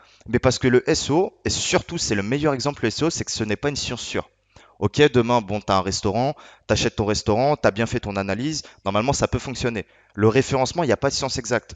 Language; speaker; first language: French; native; French